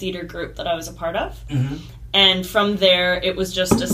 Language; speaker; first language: English; native; English